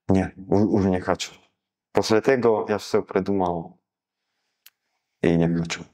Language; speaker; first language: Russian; non-native, learner; Slovak